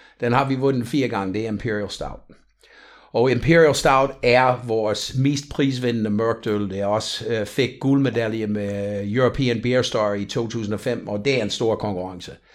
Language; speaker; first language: Danish; non-native, fluent; English